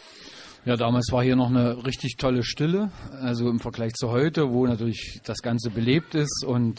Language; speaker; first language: German; native; German